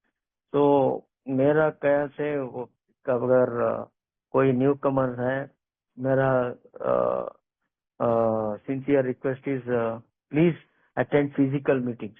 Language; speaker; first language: Hindi; non-native, local second language; Kannada